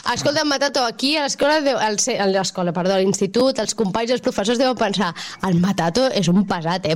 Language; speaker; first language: Catalan; native; Catalan